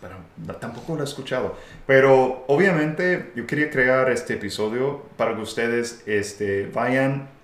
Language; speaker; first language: Spanish; non-native, fluent; English